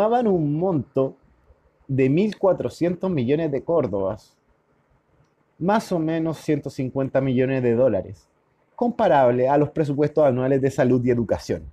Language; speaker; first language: Spanish; native; Spanish